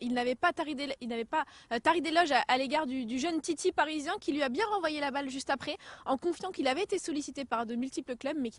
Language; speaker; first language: French; native; French